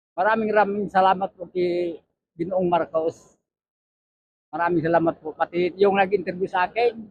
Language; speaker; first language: Filipino; non-native, local second language; Bikol